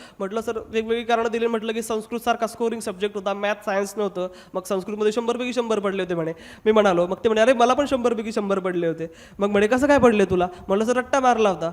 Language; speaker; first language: Marathi; non-native, local second language; Hindi